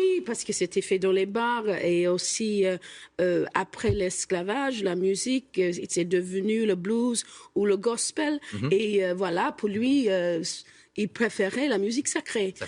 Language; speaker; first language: French; non-native, fluent; English